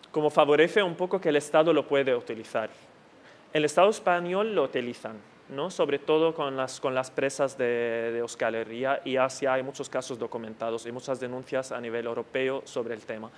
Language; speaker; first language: Spanish; non-native, fluent; Arabic